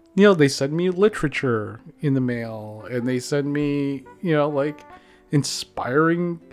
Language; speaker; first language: English; native; English